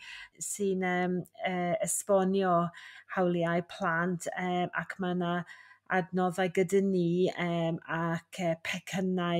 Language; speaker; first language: Welsh; non-native, fluent; English